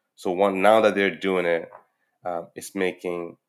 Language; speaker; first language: English; non-native, fluent; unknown